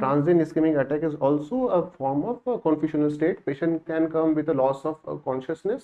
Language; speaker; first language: English; non-native, local second language; Bangla